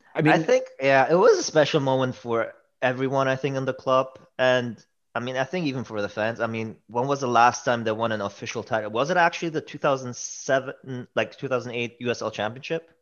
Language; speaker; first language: English; early bilingual, other home language; German